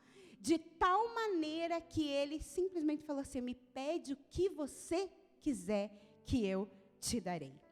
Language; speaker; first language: Portuguese; native; Portuguese